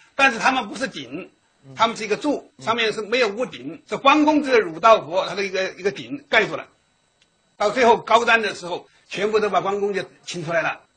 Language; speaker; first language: Chinese; native; Chinese